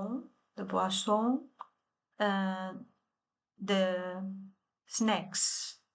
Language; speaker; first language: French; non-native, learner; Chinese